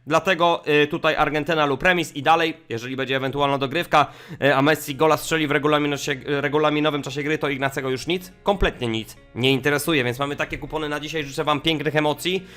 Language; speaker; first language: Polish; native; Polish